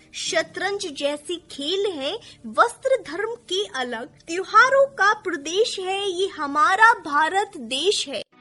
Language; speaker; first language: Hindi; native; Hindi